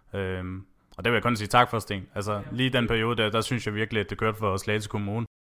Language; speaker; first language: Danish; native; Danish